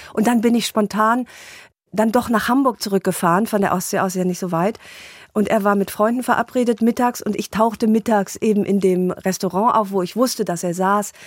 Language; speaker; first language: German; native; German